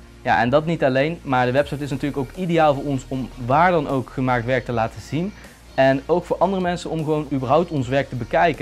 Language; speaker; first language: Dutch; native; Dutch